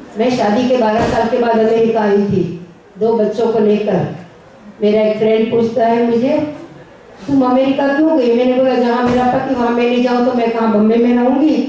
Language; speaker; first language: Hindi; non-native, local second language; Gujarati